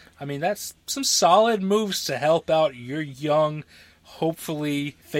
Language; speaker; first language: English; native; English